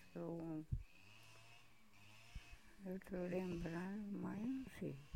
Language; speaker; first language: Portuguese; non-native, local second language; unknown